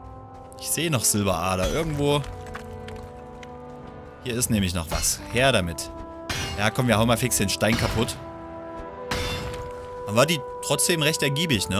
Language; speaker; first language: German; native; German